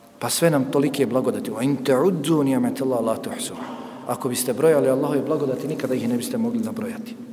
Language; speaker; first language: Bosnian; native; Bosnian